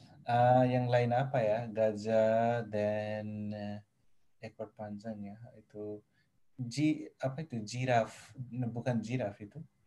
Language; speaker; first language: Indonesian; non-native, fluent; Nepali